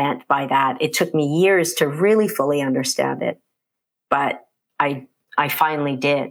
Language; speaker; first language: English; native; English